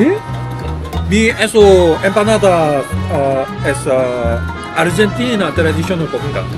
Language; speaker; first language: Spanish; non-native, learner; Korean